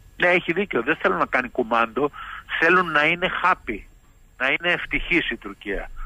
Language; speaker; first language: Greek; native; Greek